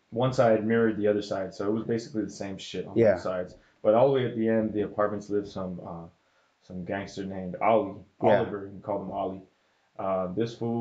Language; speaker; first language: English; early bilingual, other home language; Spanish